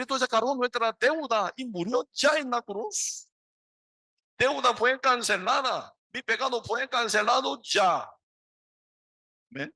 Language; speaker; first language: Spanish; non-native, learner; Korean